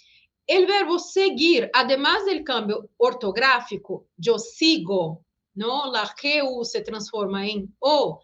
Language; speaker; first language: Spanish; non-native, fluent; Portuguese